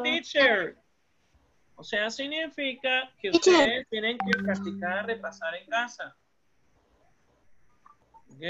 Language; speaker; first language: Spanish; native; Spanish